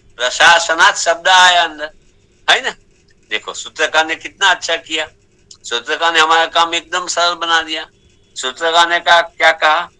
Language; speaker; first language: Hindi; non-native, local second language; Gujarati